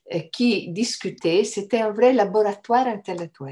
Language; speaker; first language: French; non-native, fluent; Italian